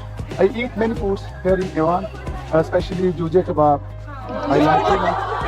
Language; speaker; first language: English; non-native, learner; Urdu